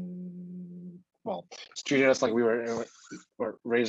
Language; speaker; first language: English; early bilingual, other home language; Chinese